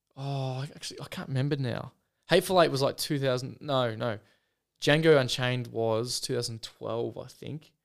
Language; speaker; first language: English; native; English